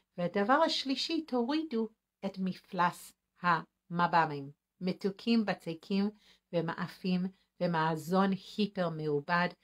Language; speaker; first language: Hebrew; native; Hebrew